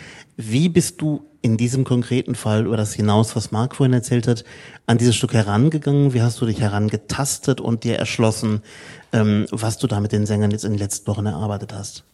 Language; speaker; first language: German; native; German